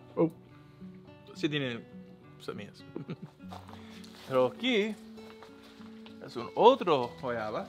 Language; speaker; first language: Spanish; non-native, learner; English